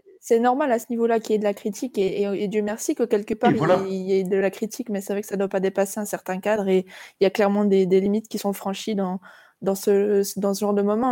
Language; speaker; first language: French; native; French